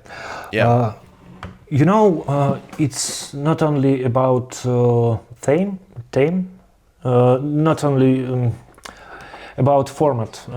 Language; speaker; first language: English; non-native, learner; Russian